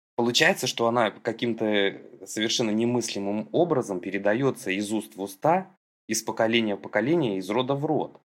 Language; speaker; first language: Russian; native; Russian